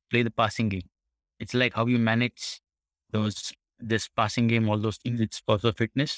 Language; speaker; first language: English; non-native, local second language; Marathi